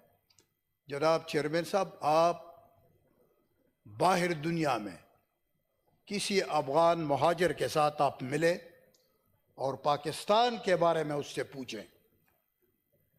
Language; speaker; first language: Urdu; non-native, local second language; Pashto